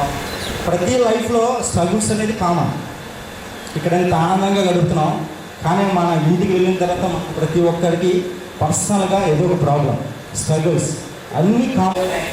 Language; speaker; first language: Telugu; native; Telugu